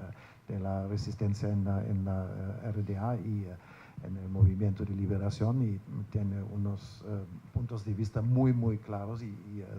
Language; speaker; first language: Spanish; non-native, fluent; German